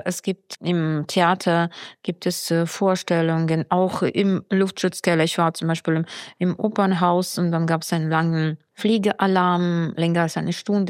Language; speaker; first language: German; non-native, fluent; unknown